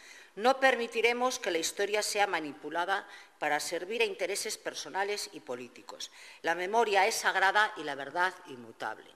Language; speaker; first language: Spanish; native; Spanish